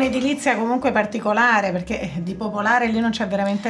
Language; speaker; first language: Italian; native; Italian